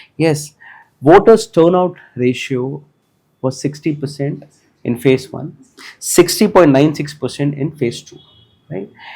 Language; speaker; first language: English; non-native, local second language; Tamil